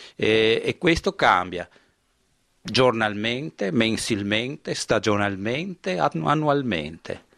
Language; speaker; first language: Italian; native; Italian